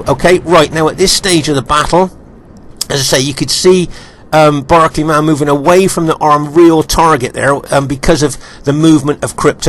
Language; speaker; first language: English; native; English